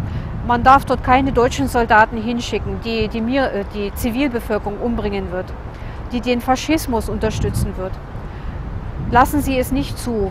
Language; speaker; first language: German; non-native, fluent; Russian